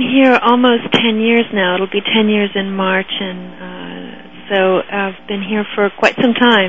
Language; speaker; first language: English; native; English